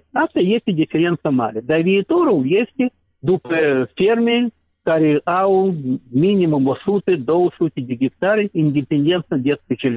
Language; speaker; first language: Romanian; non-native, local second language; Russian